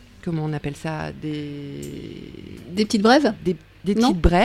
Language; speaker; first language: French; native; French